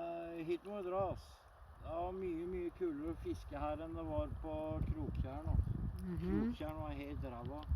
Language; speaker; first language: Norwegian; native; Norwegian